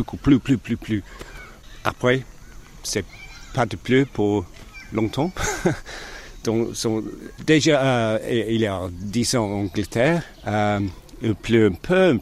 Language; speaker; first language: French; non-native, learner; English